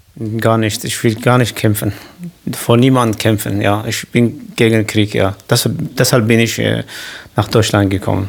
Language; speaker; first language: German; non-native, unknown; Kurdish